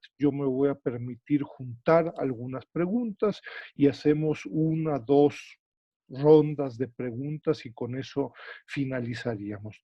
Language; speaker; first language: Spanish; native; Spanish